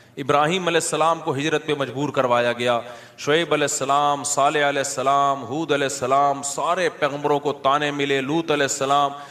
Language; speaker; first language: Urdu; native; Urdu